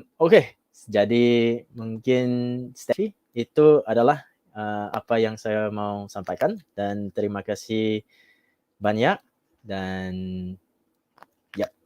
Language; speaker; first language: Indonesian; non-native, fluent; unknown